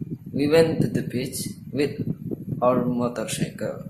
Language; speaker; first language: English; non-native, learner; Indonesian